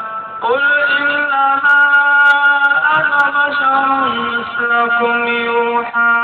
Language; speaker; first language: Arabic; native; Arabic